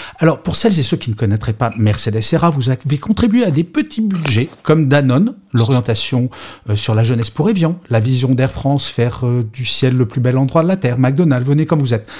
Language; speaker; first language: French; native; French